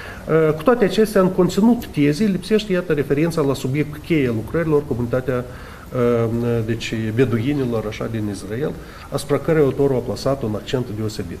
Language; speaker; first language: Romanian; native; Romanian